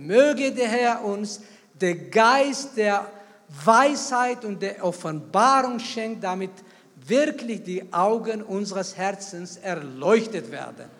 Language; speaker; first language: German; non-native, fluent; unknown